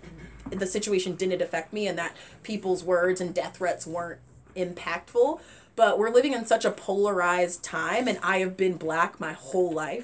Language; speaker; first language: English; native; English